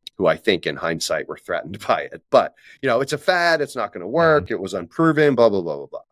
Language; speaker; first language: English; native; English